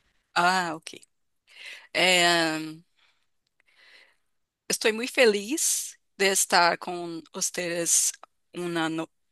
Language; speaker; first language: Spanish; non-native, fluent; Portuguese